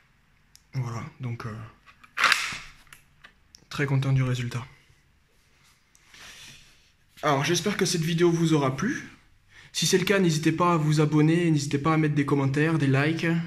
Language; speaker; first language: French; native; French